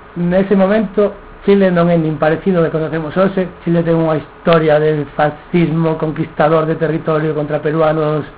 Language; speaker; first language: Spanish; non-native, local second language; Galician